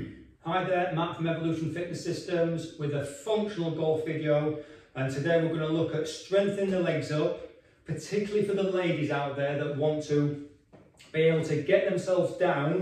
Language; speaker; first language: English; native; English